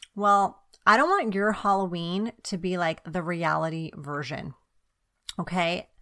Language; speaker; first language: English; native; English